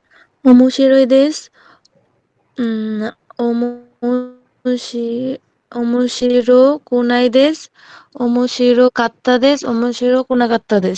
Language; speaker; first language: Japanese; non-native, learner; Bangla